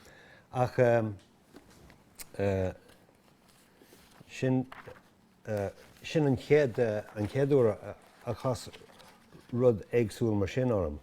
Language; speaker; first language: Irish; non-native, local second language; English